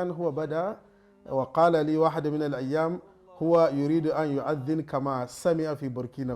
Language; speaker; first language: Arabic; non-native, fluent; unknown